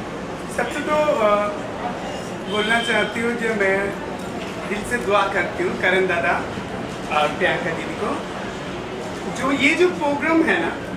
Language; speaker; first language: Hindi; non-native, local second language; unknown